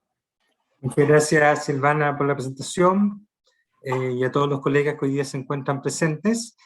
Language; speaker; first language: Spanish; native; Spanish